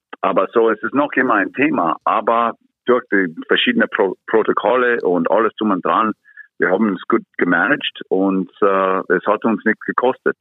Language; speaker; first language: German; non-native, fluent; English